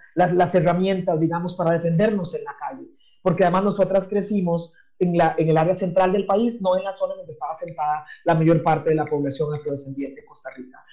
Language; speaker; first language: Spanish; non-native, local second language; English